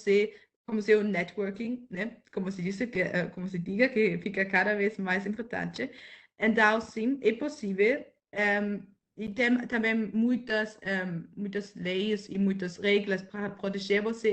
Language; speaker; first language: Portuguese; non-native, fluent; German